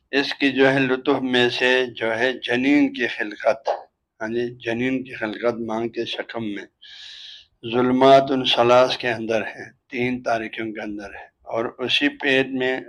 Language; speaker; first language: Urdu; non-native, local second language; Balti